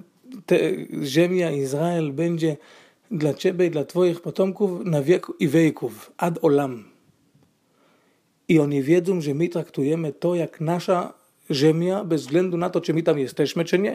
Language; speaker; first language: Polish; non-native, fluent; Hebrew